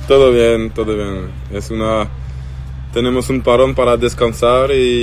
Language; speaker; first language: Spanish; non-native, learner; French